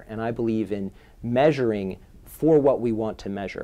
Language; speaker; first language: English; native; English